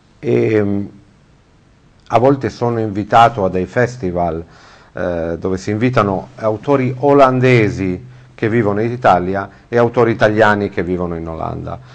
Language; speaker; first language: Italian; native; Italian